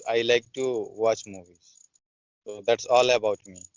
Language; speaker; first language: English; non-native, learner; Odia